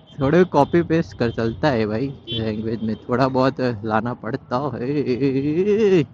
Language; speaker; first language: Hindi; non-native, local second language; Gujarati